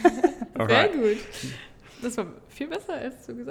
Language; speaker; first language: German; native; German